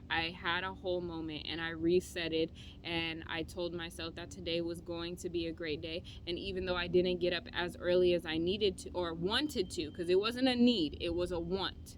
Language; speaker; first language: English; native; English